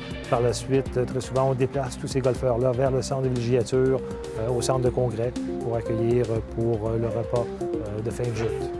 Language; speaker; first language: French; native; French